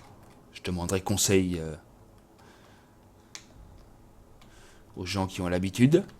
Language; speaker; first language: French; native; French